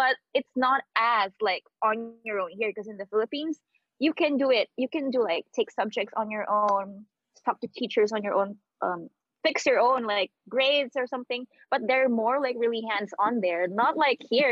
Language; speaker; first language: English; non-native, local second language; Filipino